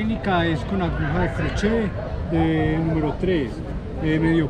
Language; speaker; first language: Spanish; native; Spanish